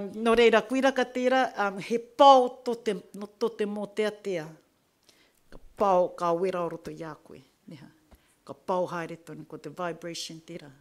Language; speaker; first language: Māori; native; Māori